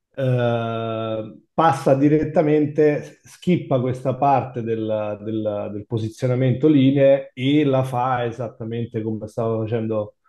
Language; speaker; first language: Italian; native; Italian